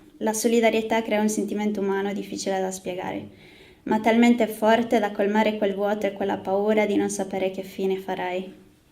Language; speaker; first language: Italian; early bilingual, other home language; Spanish